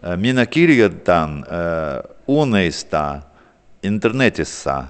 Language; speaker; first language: Finnish; non-native, learner; Russian